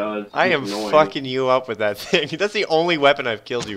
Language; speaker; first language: English; native; English